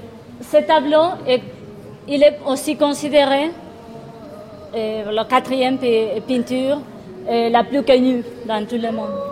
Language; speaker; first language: French; non-native, fluent; Spanish